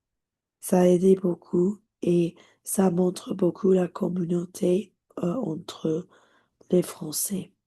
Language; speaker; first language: French; non-native, learner; English